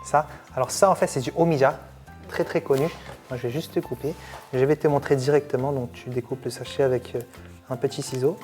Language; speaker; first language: French; native; French